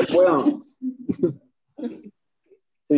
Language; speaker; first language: Spanish; non-native, fluent; Swedish